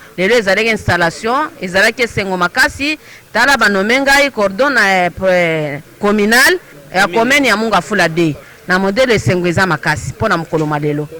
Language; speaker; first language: Lingala; non-native, local second language; Kongo